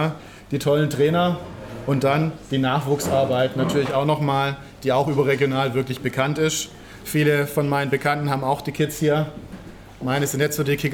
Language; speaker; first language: German; native; German